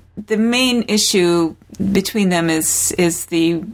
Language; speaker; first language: English; native; English